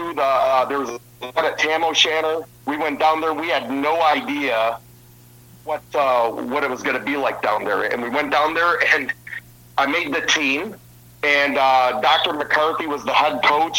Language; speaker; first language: English; native; English